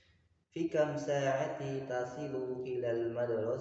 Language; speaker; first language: Arabic; non-native, learner; Indonesian